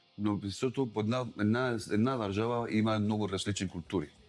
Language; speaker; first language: Bulgarian; non-native, learner; Spanish